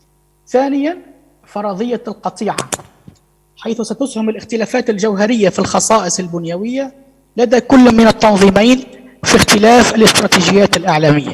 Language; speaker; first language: Arabic; native; Arabic